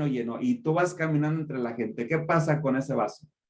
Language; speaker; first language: Spanish; native; Spanish